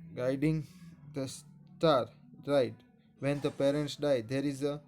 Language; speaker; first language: English; non-native, local second language; Gujarati